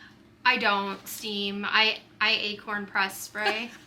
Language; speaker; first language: English; native; English